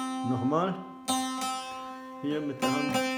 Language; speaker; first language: German; non-native, fluent; Kurdish